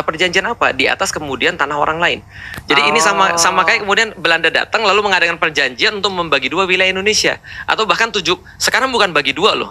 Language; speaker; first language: Indonesian; native; Indonesian